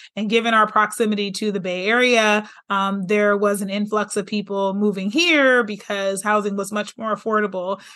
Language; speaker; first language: English; native; English